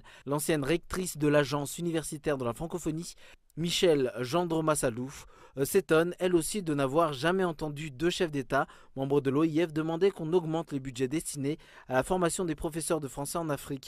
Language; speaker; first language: French; non-native, local second language; Malagasy